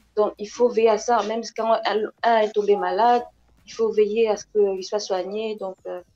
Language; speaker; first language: French; non-native, local second language; Lingala